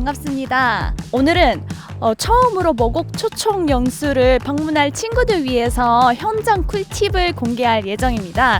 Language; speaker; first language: Korean; early bilingual, heritage; Korean